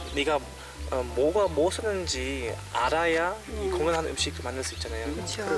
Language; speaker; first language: Korean; non-native, fluent; German